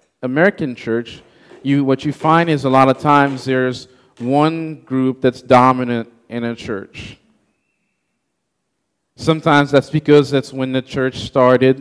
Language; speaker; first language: English; non-native, fluent; Haitian Creole